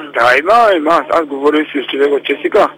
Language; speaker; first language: Bulgarian; non-native, learner; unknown